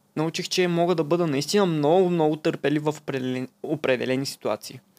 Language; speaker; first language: Bulgarian; non-native, local second language; Turkish